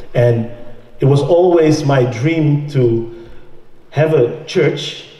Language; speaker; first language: English; non-native, fluent; Dutch